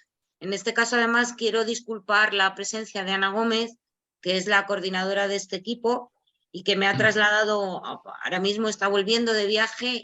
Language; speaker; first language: Spanish; native; Spanish